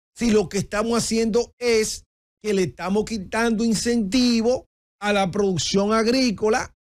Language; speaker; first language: Spanish; native; Spanish